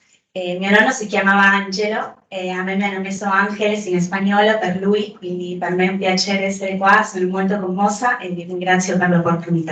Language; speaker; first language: Italian; non-native, fluent; Spanish